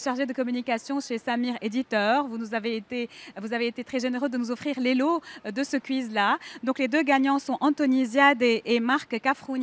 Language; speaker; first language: French; native; French